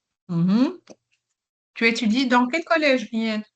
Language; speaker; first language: French; non-native, local second language; Arabic